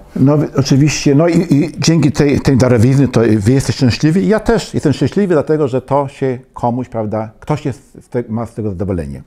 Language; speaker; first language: Polish; native; Polish